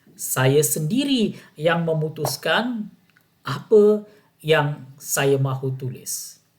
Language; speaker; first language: Malay; non-native, local second language; Tamil